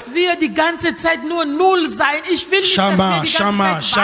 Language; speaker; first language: German; non-native, learner; French